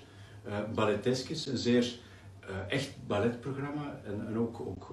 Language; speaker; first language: Dutch; native; Dutch